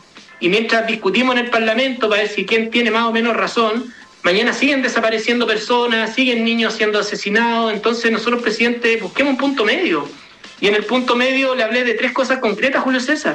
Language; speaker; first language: Spanish; native; Spanish